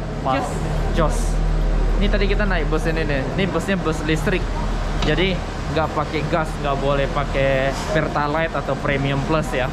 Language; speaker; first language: Indonesian; native; Indonesian